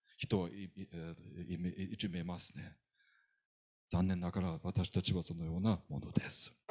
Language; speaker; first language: Japanese; non-native, fluent; German